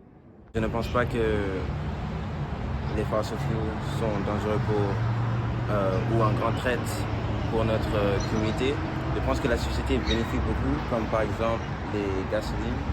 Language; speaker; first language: French; non-native, learner; English